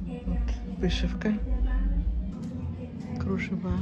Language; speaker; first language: Russian; native; Russian